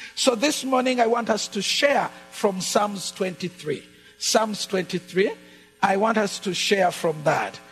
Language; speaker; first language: English; non-native, local second language; Ganda